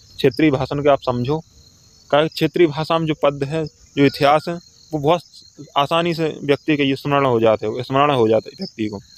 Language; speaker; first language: Hindi; native; Hindi